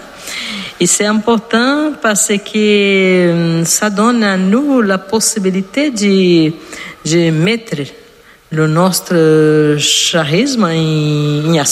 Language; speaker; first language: French; non-native, fluent; Portuguese